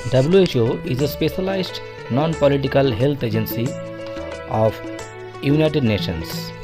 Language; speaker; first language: English; non-native, local second language; Bangla